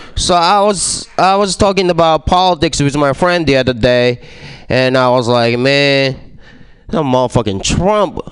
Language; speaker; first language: English; non-native, fluent; Japanese